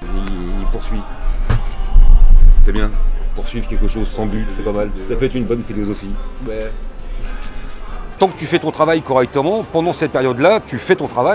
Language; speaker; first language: French; native; French